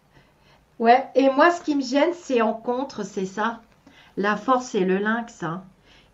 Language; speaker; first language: French; native; French